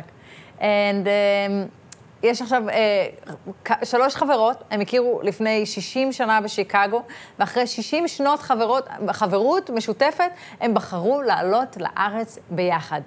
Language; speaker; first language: Hebrew; native; Hebrew